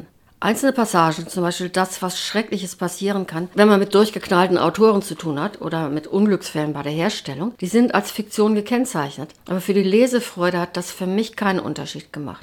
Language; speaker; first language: German; native; German